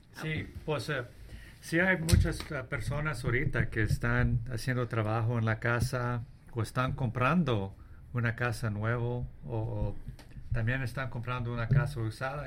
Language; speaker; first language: Spanish; early bilingual, heritage; English